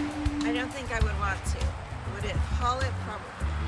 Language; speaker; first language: English; native; English